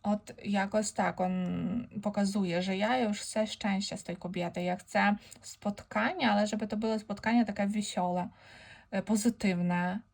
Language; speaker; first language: Polish; non-native, fluent; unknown